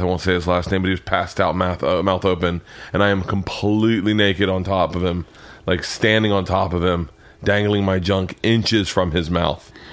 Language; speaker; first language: English; native; English